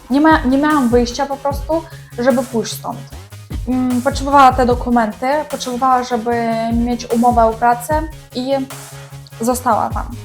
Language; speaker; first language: Polish; non-native, learner; Ukrainian